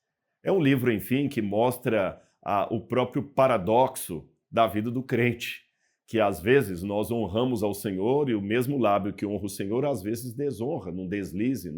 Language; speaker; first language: Portuguese; native; Portuguese